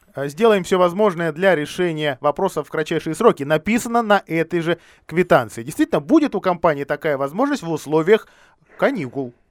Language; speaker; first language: Russian; native; Russian